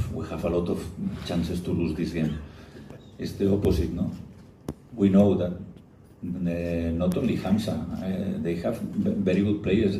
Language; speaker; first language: English; non-native, fluent; Spanish